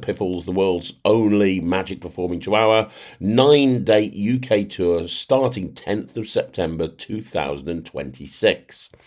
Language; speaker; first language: English; native; English